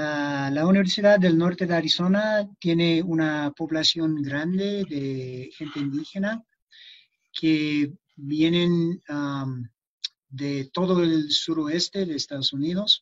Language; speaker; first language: Spanish; non-native, fluent; English